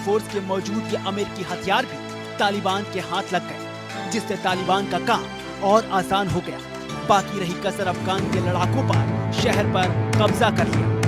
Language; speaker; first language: Hindi; native; Hindi